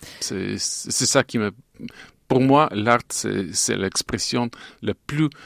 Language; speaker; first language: French; non-native, fluent; Bulgarian